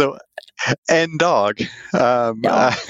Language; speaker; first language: Swedish; non-native, fluent; English